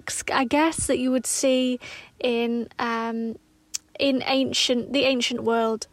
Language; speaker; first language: English; native; English